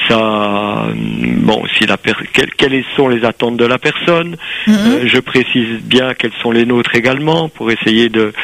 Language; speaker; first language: French; native; French